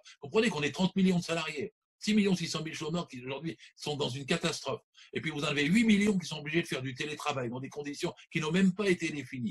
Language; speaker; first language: French; native; French